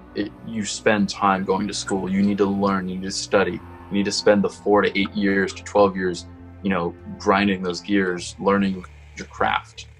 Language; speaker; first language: English; native; English